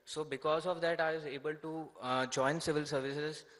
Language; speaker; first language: Hindi; native; Hindi